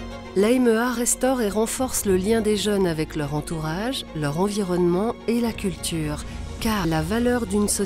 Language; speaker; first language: French; native; French